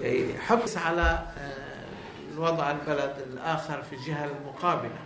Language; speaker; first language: Arabic; native; Arabic